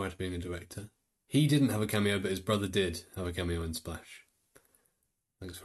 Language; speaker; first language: English; native; English